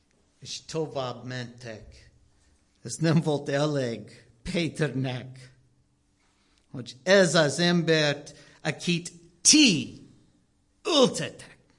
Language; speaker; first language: Hungarian; non-native, learner; English